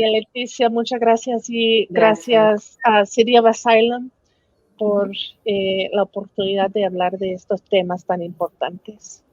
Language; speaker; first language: Spanish; non-native, fluent; English